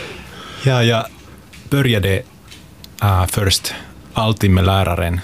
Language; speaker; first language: Swedish; non-native, local second language; Finnish